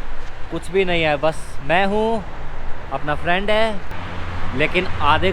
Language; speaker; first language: Hindi; native; Hindi